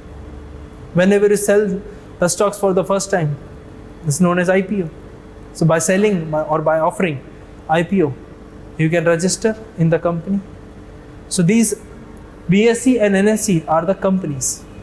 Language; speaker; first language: English; non-native, local second language; Hindi